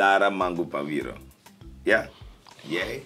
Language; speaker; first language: Dutch; native; Dutch